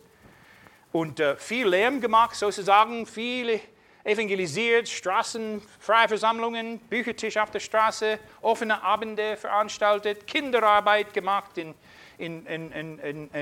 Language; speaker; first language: German; non-native, fluent; English